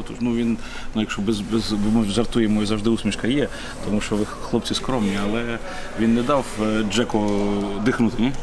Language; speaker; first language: Ukrainian; native; Ukrainian